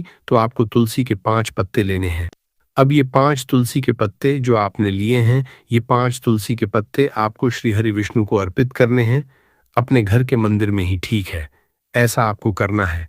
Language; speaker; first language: Hindi; native; Hindi